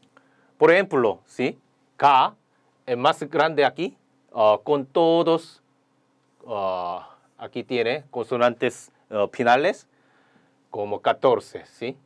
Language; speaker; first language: Spanish; non-native, learner; Korean